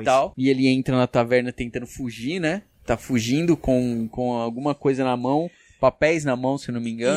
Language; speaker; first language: Portuguese; native; Portuguese